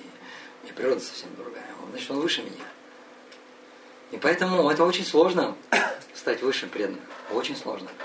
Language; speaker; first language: Russian; native; Russian